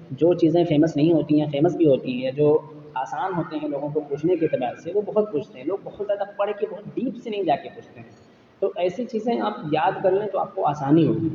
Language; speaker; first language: Urdu; native; Urdu